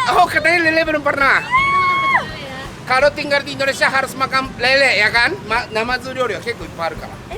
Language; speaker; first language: Indonesian; non-native, fluent; Japanese